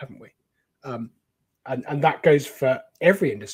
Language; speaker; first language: English; native; English